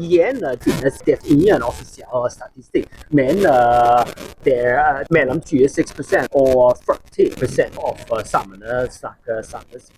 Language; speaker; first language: Norwegian; non-native, learner; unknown